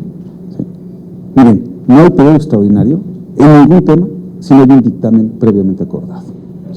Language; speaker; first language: Spanish; native; Spanish